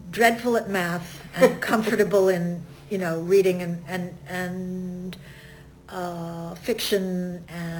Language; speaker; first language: English; native; English